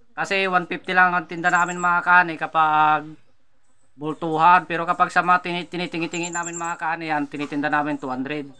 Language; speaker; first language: Filipino; non-native, local second language; Iloko